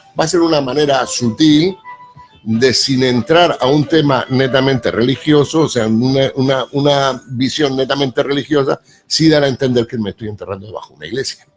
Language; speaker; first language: Spanish; native; Spanish